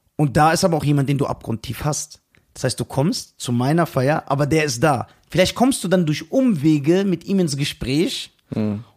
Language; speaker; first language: German; early bilingual, other home language; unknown